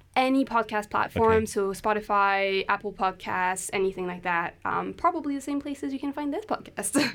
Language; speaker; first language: English; non-native, fluent; French